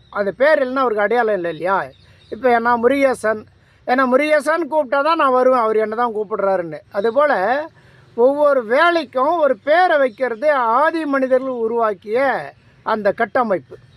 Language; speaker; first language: Tamil; native; Tamil